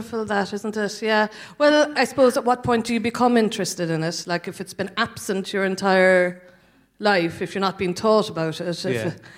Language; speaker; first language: English; native; English